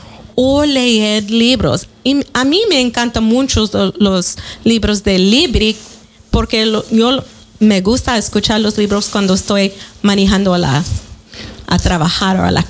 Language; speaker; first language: Spanish; early bilingual, heritage; Spanish